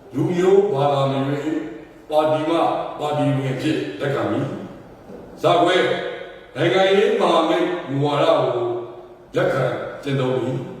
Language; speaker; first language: Burmese; non-native, local second language; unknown